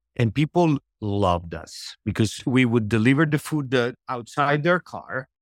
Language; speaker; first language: English; non-native, fluent; Italian